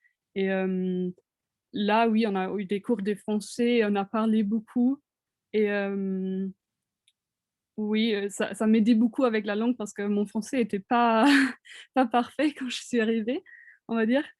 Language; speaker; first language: French; non-native, fluent; German